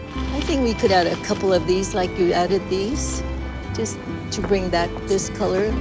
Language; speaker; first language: English; native; English